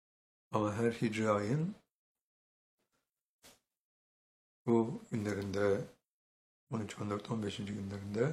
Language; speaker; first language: Turkish; native; Turkish